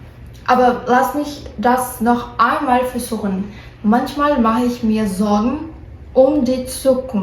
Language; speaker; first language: German; non-native, learner; Portuguese